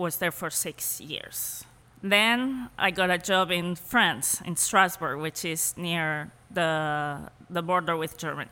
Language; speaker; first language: English; non-native, fluent; Spanish